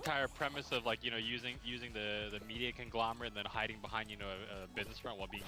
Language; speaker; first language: English; native; English